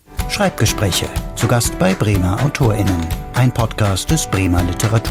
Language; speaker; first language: German; native; German